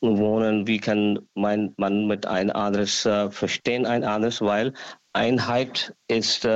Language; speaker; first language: German; non-native, learner; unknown